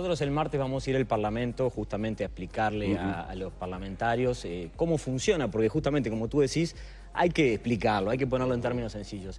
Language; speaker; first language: Spanish; native; Spanish